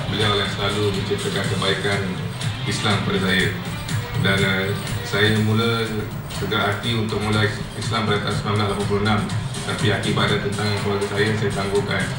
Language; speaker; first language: Malay; non-native, local second language; Chinese